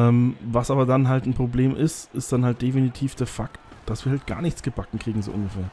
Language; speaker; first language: German; native; German